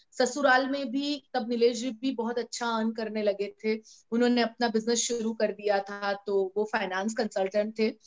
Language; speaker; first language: Hindi; non-native, local second language; Gujarati